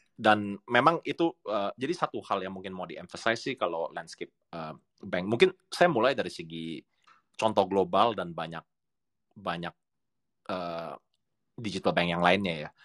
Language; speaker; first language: Indonesian; native; Indonesian